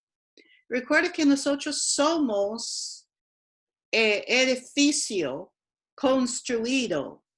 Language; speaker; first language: Spanish; non-native, fluent; English